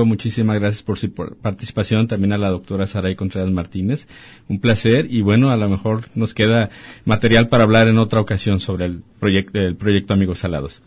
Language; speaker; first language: Spanish; native; Spanish